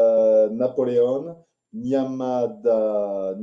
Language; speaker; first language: Bulgarian; non-native, learner; French